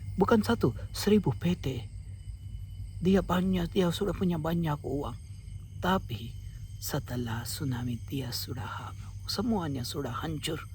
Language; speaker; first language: Indonesian; non-native, fluent; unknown